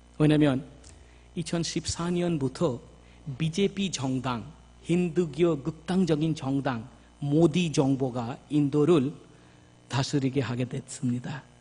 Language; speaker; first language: Korean; non-native, fluent; Bangla